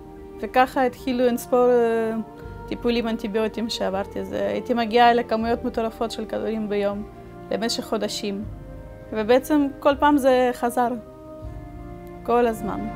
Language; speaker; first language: Hebrew; early bilingual, other home language; Russian